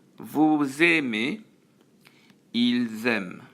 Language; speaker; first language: French; non-native, fluent; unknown